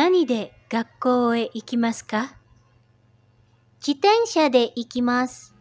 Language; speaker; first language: Japanese; non-native, fluent; Indonesian